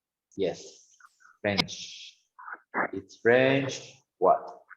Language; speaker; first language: English; non-native, fluent; Spanish